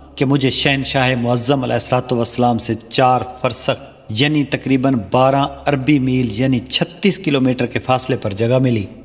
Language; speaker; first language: Urdu; non-native, local second language; Saraiki